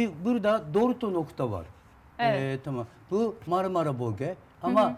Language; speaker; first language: Turkish; non-native, learner; Japanese